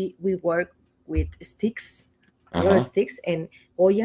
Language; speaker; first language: English; non-native, learner; Spanish